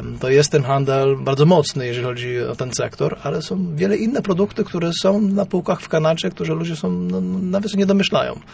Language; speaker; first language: Polish; early bilingual, heritage; Polish